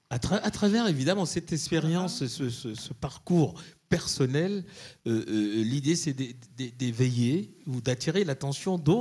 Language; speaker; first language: French; native; French